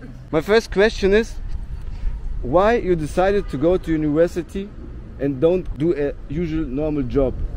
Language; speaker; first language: English; non-native, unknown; German